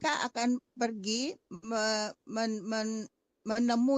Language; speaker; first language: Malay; non-native, learner; Indonesian